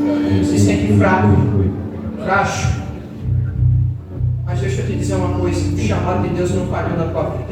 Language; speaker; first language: Portuguese; native; Portuguese